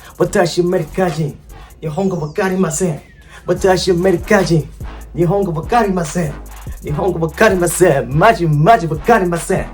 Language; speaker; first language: Japanese; non-native, fluent; English